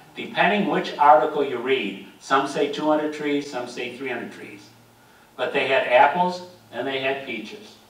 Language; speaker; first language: English; native; English